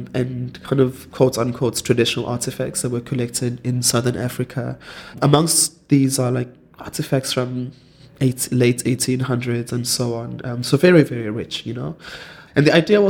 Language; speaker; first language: English; non-native, local second language; Zulu